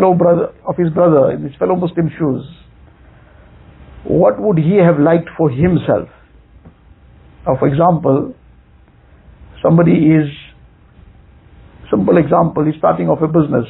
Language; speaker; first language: English; native; English